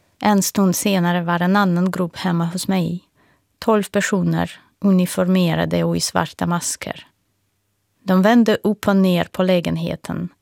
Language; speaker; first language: Swedish; non-native, fluent; Russian